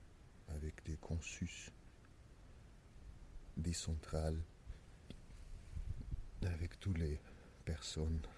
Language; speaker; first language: French; non-native, learner; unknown